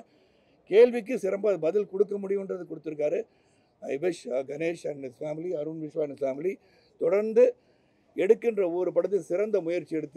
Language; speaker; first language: Tamil; native; Tamil